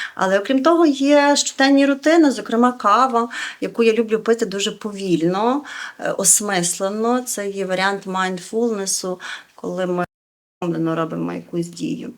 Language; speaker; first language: Ukrainian; native; Ukrainian